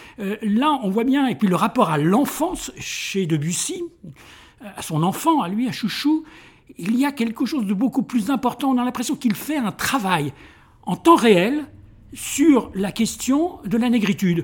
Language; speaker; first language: French; native; French